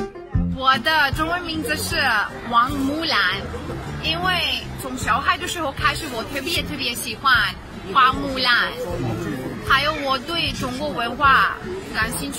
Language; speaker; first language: Chinese; non-native, fluent; Hungarian